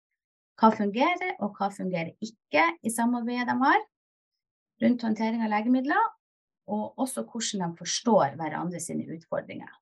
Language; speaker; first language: Norwegian; native; Norwegian